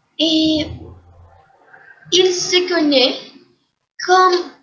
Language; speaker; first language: French; non-native, learner; Spanish